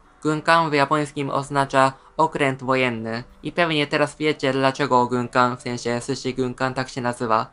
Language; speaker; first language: Polish; non-native, fluent; Japanese